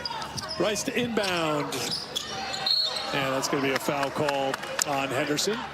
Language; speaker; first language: English; native; English